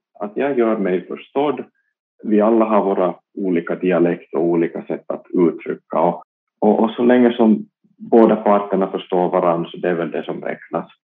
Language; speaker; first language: Swedish; non-native, local second language; Finnish